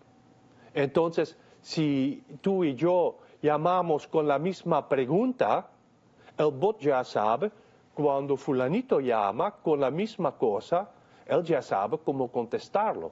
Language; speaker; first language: Spanish; non-native, fluent; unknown